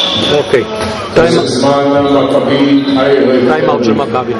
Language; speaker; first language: Hebrew; native; Hebrew